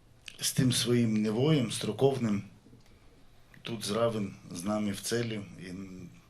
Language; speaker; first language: Slovenian; non-native, learner; Russian